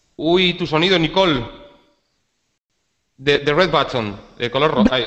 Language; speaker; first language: Spanish; native; Spanish